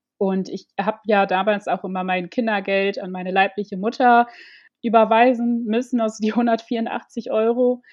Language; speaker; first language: German; early bilingual, other home language; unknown